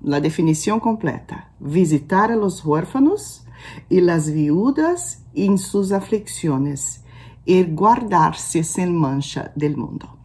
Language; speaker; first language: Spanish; non-native, learner; Portuguese